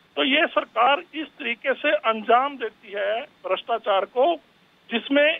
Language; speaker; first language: Hindi; native; Hindi